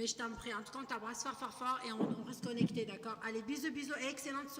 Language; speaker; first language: French; native; French